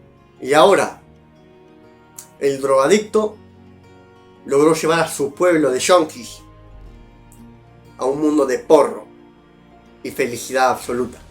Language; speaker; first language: Spanish; native; Spanish